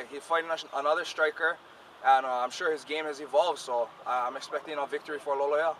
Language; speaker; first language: English; native; English